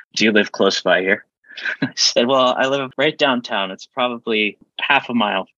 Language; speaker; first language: English; native; English